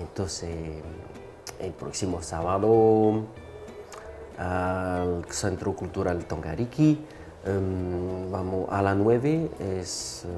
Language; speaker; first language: Spanish; non-native, fluent; French